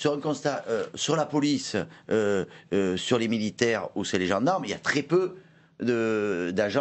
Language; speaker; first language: French; native; French